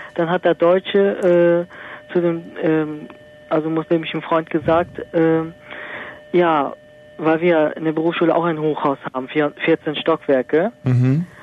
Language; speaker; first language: German; early bilingual, other home language; Turkish